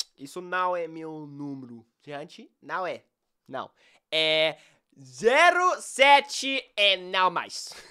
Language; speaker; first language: Portuguese; non-native, learner; English